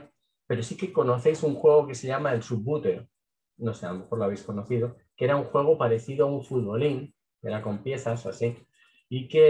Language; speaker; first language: Spanish; native; Spanish